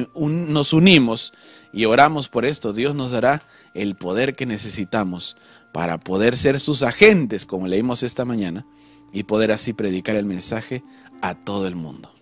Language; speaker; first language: Spanish; native; Spanish